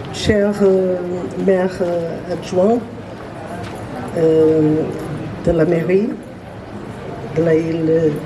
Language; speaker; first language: French; non-native, learner; Portuguese